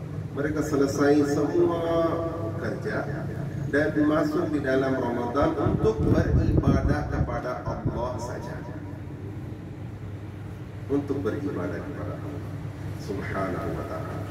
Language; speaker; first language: Indonesian; non-native, fluent; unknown